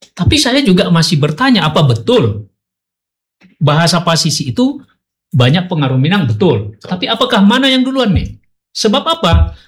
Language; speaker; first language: Indonesian; non-native, local second language; Minangkabau